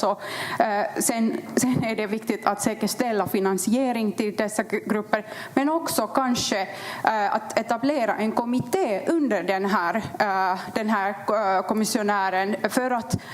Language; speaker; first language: Swedish; non-native, fluent; Kurdish